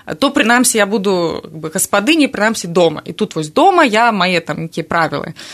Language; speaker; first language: Belarusian; native; Belarusian